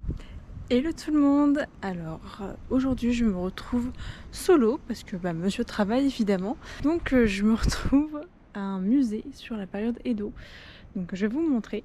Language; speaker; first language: French; native; French